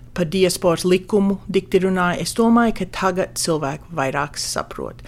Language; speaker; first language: Latvian; early bilingual, heritage; Latvian